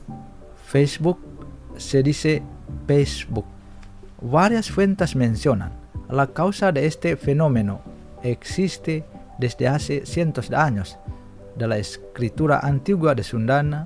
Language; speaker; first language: Spanish; non-native, fluent; Indonesian